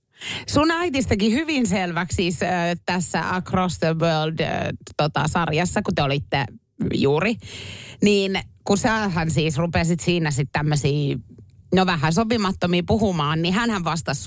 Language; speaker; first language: Finnish; native; Finnish